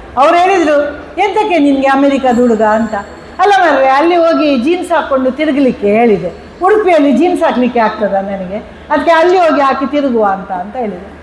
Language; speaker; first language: Kannada; non-native, local second language; Konkani